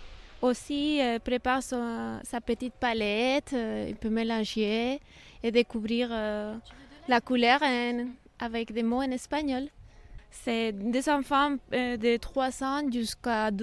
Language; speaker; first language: French; non-native, fluent; Spanish